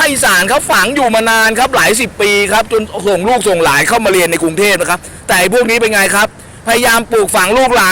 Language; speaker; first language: Thai; native; Thai